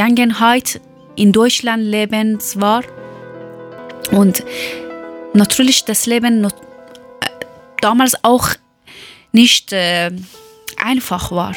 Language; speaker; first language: German; non-native, learner; Persian